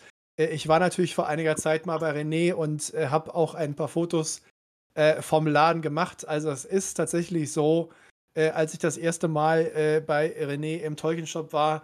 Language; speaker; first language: German; native; German